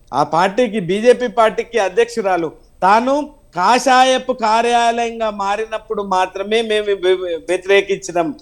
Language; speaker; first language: Telugu; native; Telugu